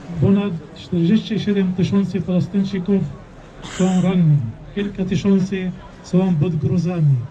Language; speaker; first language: Polish; non-native, fluent; Arabic